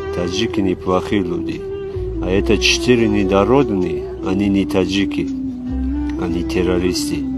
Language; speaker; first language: Russian; non-native, local second language; Tajik